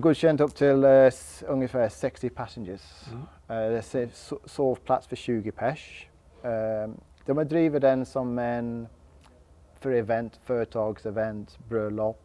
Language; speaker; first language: Swedish; non-native, learner; English